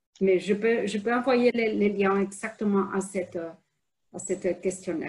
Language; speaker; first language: French; non-native, fluent; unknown